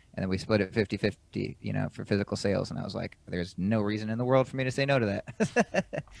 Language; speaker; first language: English; native; English